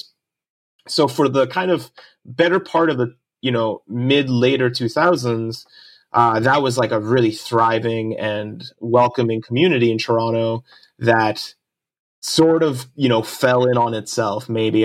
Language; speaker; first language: English; early bilingual, other home language; Japanese